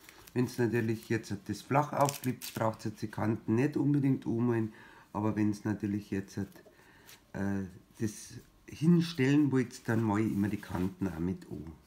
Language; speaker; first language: German; native; German